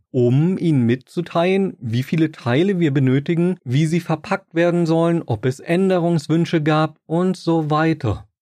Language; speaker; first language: German; native; German